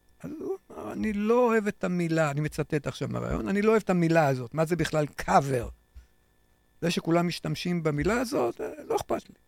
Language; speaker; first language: Hebrew; native; Hebrew